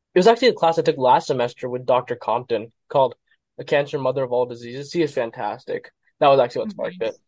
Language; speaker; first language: English; native; English